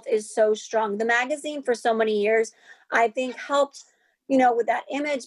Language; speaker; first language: English; native; English